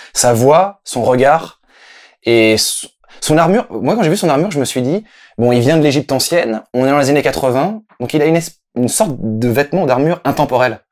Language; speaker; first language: French; native; French